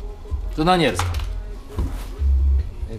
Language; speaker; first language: Japanese; native; Japanese